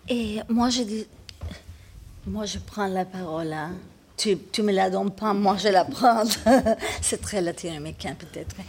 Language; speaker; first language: French; non-native, learner; Spanish